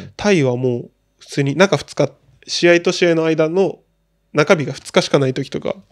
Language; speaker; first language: Japanese; native; Japanese